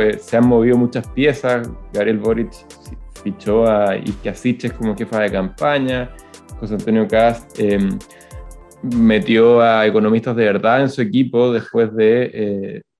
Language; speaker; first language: Spanish; native; Spanish